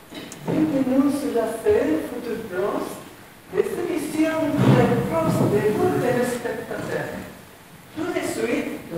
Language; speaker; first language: French; non-native, learner; Spanish